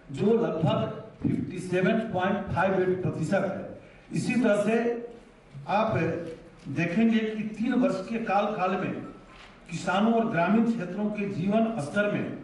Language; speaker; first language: Hindi; native; Hindi